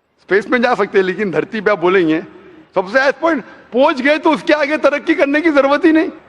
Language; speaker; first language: Hindi; non-native, local second language; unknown